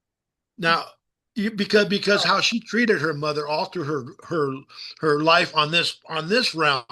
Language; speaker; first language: English; native; English